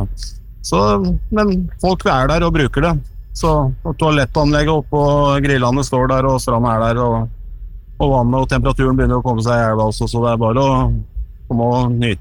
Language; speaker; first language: Norwegian; native; Norwegian